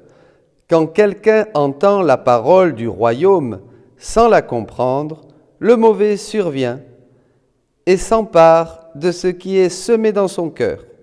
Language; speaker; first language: French; native; French